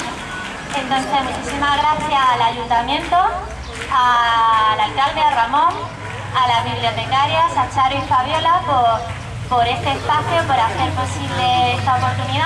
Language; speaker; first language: Spanish; native; Spanish